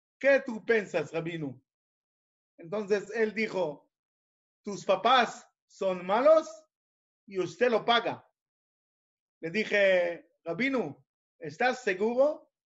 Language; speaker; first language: Spanish; non-native, fluent; Hebrew